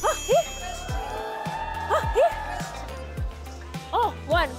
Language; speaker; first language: English; non-native, local second language; Filipino